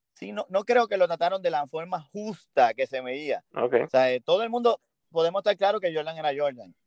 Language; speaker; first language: Spanish; early bilingual, heritage; Spanish